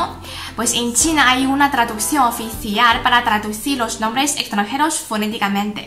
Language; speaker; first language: Spanish; non-native, fluent; Chinese